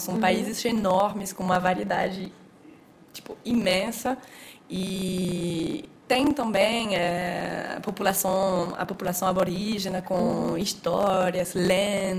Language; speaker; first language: Portuguese; non-native, fluent; French